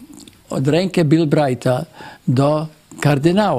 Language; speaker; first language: Polish; early bilingual, heritage; Polish